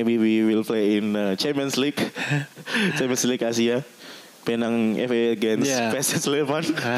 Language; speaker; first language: English; non-native, learner; Indonesian